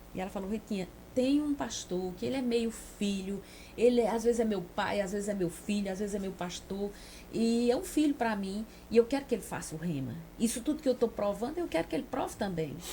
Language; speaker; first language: Portuguese; native; Portuguese